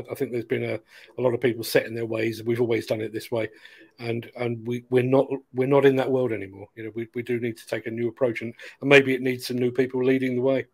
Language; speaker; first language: English; native; English